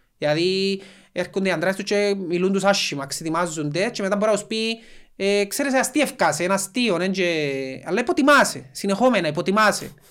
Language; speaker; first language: Greek; native; Greek